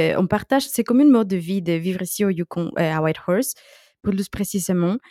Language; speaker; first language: French; non-native, fluent; Spanish